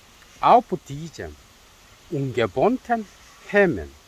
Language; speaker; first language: German; non-native, fluent; Korean